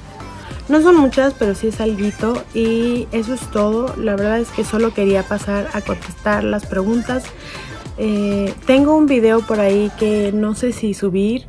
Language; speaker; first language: Spanish; native; Spanish